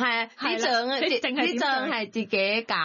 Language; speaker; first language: Cantonese; non-native, learner; Thai